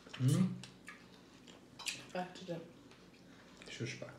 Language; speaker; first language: Swedish; non-native, fluent; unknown